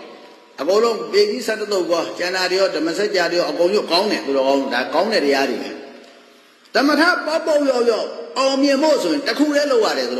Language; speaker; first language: Burmese; native; Burmese